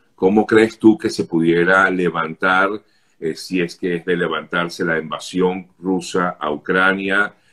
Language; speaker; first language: Spanish; native; Spanish